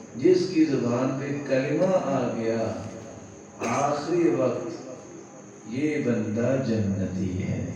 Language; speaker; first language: Urdu; non-native, local second language; Punjabi